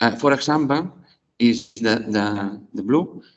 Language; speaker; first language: English; non-native, learner; Spanish